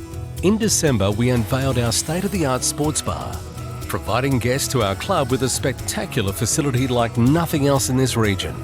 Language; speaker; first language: English; native; English